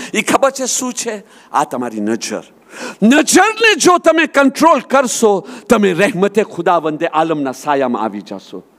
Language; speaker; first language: Gujarati; early bilingual, heritage; Gujarati